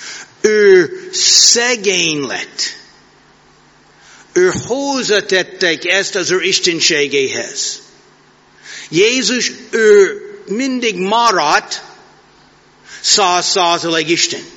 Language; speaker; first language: Hungarian; non-native, fluent; English